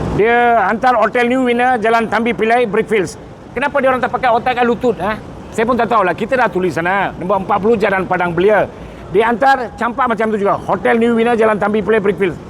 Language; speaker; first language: Malay; non-native, local second language; Tamil